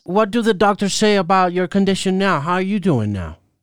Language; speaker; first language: English; non-native, fluent; Spanish